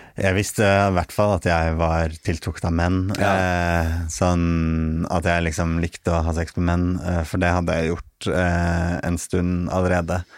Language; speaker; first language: Norwegian; early bilingual, other home language; Arabic